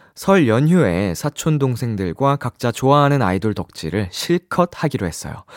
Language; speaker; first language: Korean; native; Korean